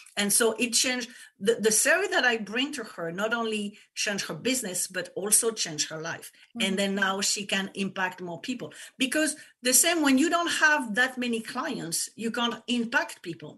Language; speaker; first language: English; non-native, fluent; French